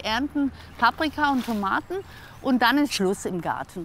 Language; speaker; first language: German; native; German